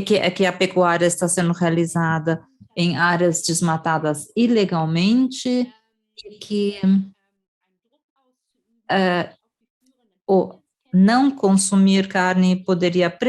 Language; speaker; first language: Portuguese; non-native, fluent; German